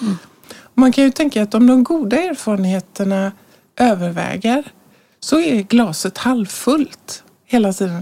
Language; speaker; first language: Swedish; native; Swedish